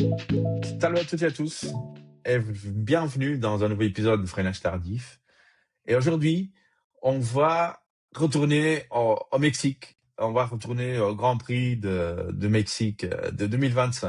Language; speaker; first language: French; native; French